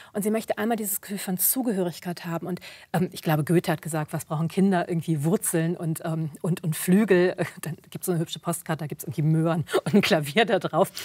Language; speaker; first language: German; early bilingual, other home language; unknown